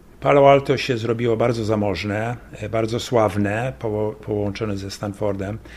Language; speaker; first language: Polish; early bilingual, heritage; Polish